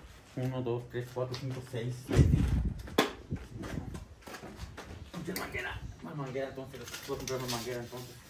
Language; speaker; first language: Spanish; native; Spanish